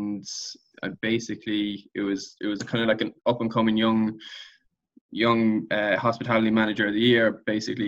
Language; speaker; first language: English; native; English